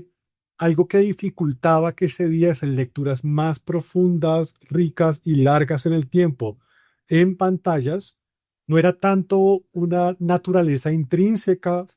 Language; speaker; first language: Spanish; native; Spanish